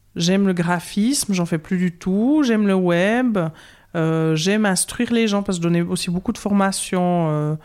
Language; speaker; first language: French; native; French